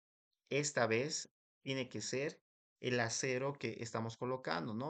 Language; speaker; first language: Spanish; native; Spanish